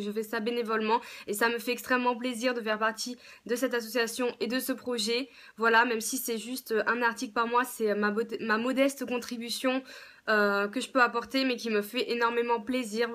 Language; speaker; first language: French; native; French